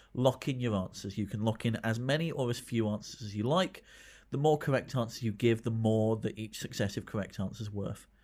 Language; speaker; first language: English; native; English